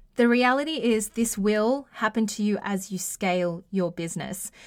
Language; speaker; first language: English; native; English